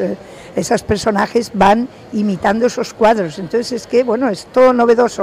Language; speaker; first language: Spanish; native; Spanish